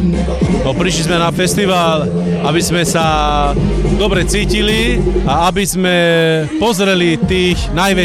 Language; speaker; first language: Slovak; non-native, local second language; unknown